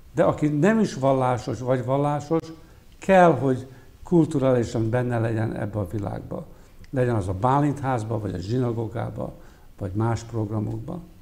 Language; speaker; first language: Hungarian; early bilingual, heritage; Hungarian